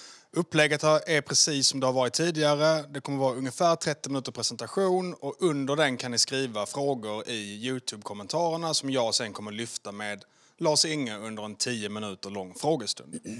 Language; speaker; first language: Swedish; native; Swedish